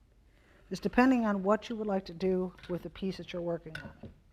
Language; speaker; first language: English; native; English